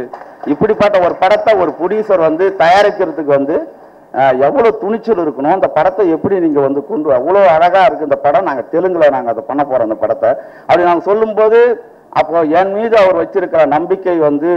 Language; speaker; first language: Tamil; native; Tamil